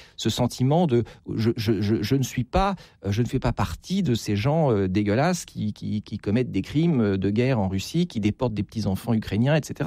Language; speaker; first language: French; native; French